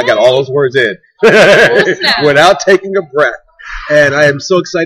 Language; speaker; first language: English; native; English